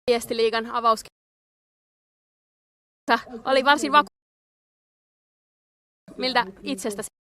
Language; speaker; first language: Finnish; native; Finnish